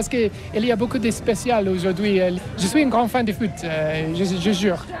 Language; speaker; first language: French; non-native, fluent; English